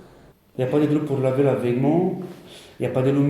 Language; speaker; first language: French; non-native, learner; Romanian